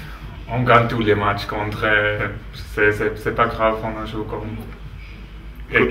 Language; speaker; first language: French; non-native, local second language; German